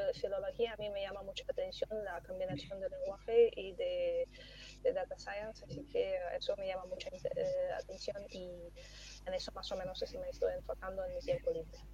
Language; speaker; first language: Spanish; non-native, fluent; Russian